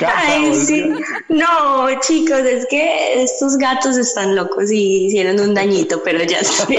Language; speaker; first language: Spanish; early bilingual, heritage; Spanish